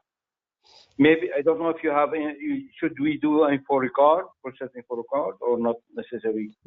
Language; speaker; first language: English; non-native, fluent; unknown